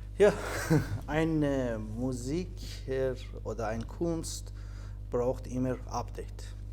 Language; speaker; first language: German; non-native, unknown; Persian